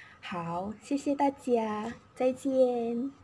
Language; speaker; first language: Chinese; non-native, learner; Malay